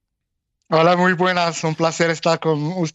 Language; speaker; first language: Spanish; non-native, fluent; Arabic